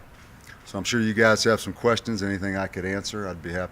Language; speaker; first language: English; native; English